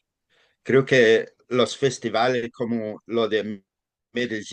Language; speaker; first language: Spanish; non-native, fluent; English